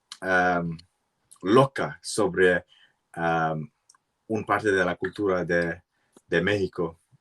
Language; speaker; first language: Spanish; non-native, learner; English